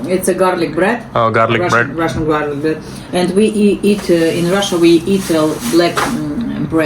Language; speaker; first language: English; non-native, learner; Russian